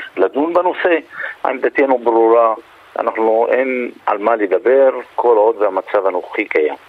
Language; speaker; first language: Hebrew; non-native, local second language; Arabic